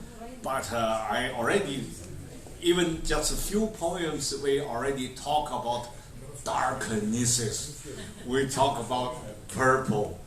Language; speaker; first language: English; non-native, fluent; Chinese